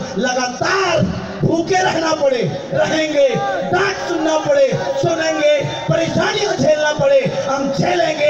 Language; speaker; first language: Hindi; native; Hindi